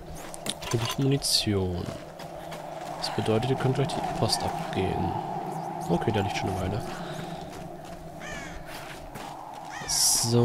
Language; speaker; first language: German; native; German